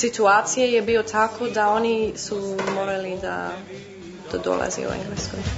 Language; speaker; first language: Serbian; early bilingual, heritage; English